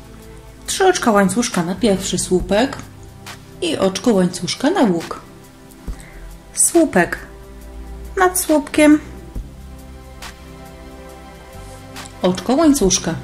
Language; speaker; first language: Polish; native; Polish